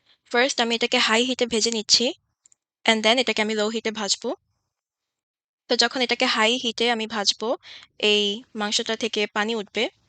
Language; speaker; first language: Bangla; early bilingual, heritage; Bangla